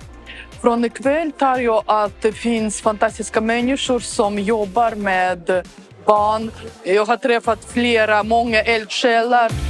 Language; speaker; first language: Swedish; non-native, fluent; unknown